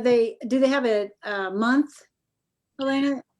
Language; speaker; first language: English; native; English